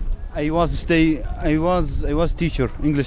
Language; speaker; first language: English; non-native, learner; Arabic